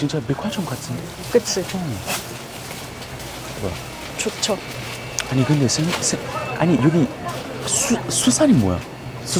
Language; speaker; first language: Korean; non-native, fluent; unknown